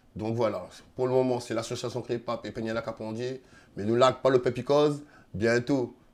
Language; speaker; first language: French; non-native, local second language; Réunion Creole French